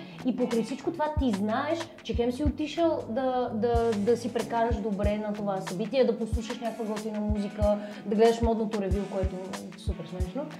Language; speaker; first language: Bulgarian; native; Bulgarian